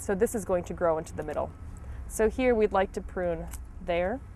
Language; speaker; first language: English; native; English